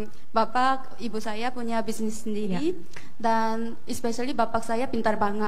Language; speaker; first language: Indonesian; non-native, fluent; Korean